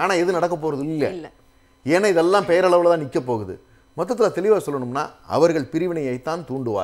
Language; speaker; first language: Tamil; native; Tamil